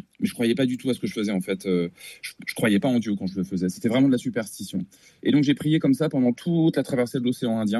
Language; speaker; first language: French; native; French